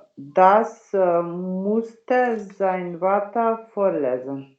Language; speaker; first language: German; non-native, learner; Macedonian